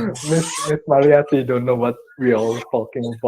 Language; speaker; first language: English; non-native, learner; Indonesian